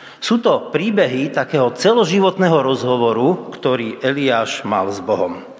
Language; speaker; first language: Slovak; native; Slovak